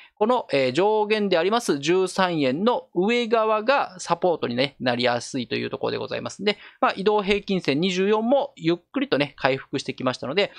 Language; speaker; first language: Japanese; native; Japanese